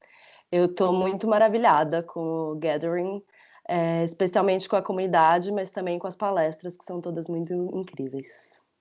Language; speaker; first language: Portuguese; non-native, fluent; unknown